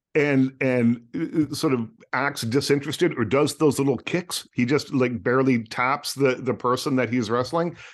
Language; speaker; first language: English; native; English